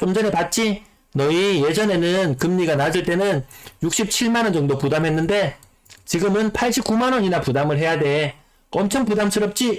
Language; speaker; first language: Korean; native; Korean